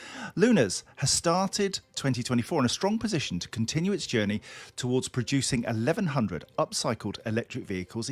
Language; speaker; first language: English; native; English